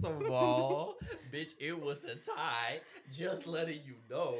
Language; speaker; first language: English; non-native, fluent; Spanish